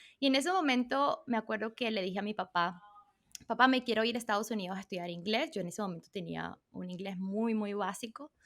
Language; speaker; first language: Spanish; early bilingual, other home language; Portuguese